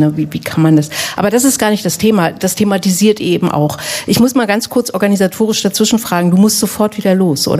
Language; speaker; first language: German; native; German